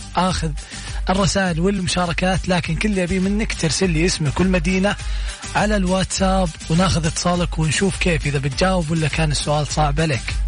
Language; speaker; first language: Arabic; native; Arabic